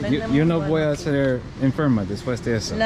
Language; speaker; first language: Spanish; non-native, learner; English